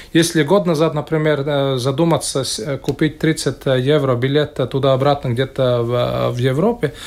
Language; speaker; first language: Russian; non-native, local second language; Latvian